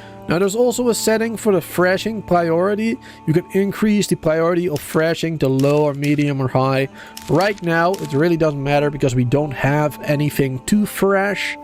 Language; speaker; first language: English; native; English